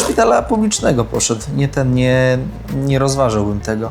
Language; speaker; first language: Polish; native; Polish